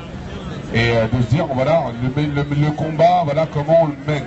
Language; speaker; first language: French; native; French